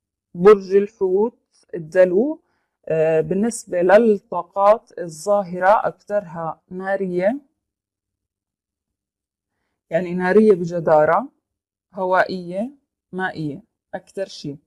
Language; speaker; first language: Arabic; native; Arabic